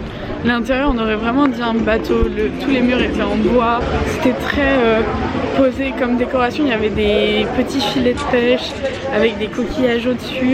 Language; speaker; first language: French; native; French